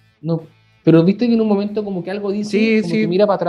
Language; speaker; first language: Spanish; native; Spanish